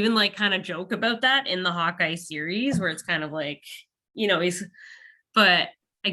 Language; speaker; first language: English; native; English